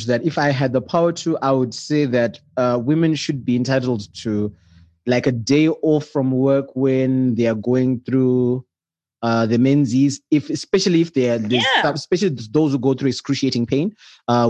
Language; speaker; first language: English; non-native, local second language; Shona